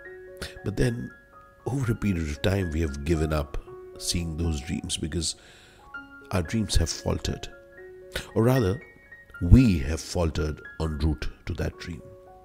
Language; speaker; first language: English; non-native, local second language; Hindi